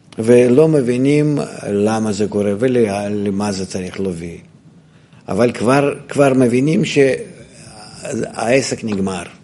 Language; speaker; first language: Hebrew; non-native, fluent; Russian